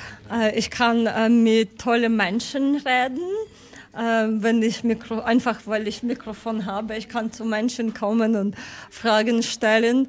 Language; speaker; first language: German; non-native, learner; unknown